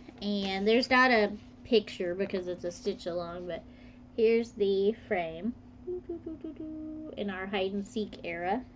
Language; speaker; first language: English; native; English